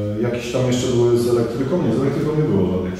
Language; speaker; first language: Polish; native; Polish